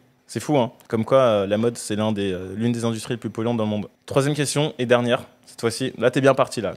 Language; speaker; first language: French; native; French